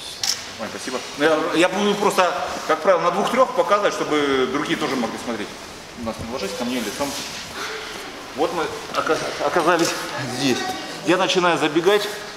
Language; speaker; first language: Russian; native; Russian